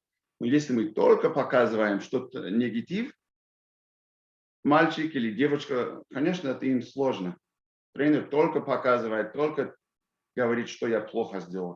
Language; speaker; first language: Russian; non-native, fluent; English